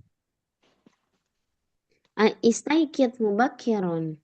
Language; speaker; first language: Arabic; non-native, fluent; Indonesian